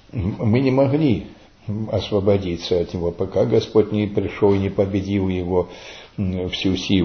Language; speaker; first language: Russian; early bilingual, heritage; Russian